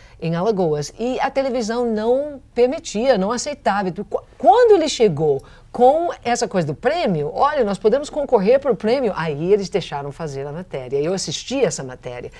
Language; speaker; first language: Portuguese; non-native, fluent; English